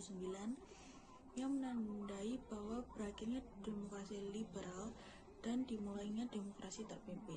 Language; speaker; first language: Indonesian; native; Indonesian